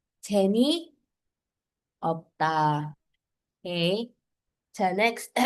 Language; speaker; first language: Korean; non-native, fluent; Filipino